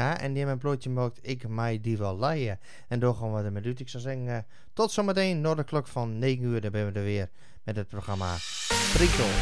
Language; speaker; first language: Dutch; native; Dutch